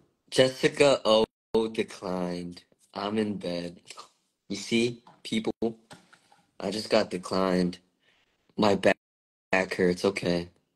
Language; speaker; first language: English; early bilingual, other home language; Korean